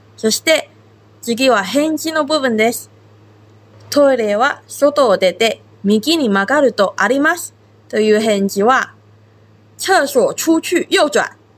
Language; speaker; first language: Japanese; non-native, fluent; Chinese